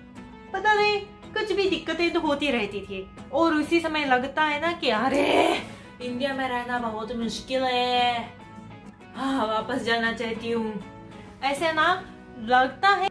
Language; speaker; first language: Hindi; non-native, fluent; Japanese